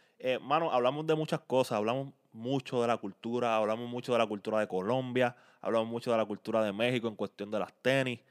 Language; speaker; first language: Spanish; native; Spanish